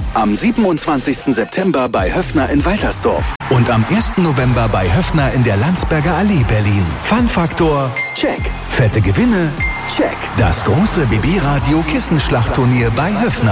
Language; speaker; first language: German; native; German